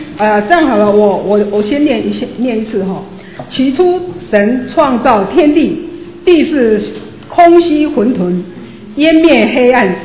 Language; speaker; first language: Chinese; native; Chinese